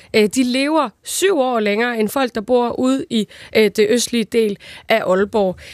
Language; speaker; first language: Danish; native; Danish